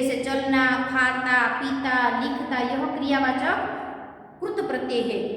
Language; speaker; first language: Hindi; non-native, local second language; Gujarati